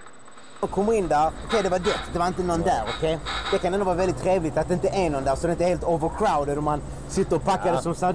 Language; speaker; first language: Swedish; native; Swedish